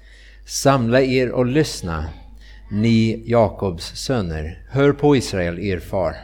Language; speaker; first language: Swedish; non-native, fluent; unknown